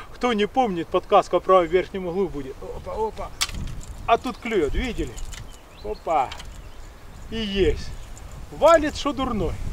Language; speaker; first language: Russian; native; Russian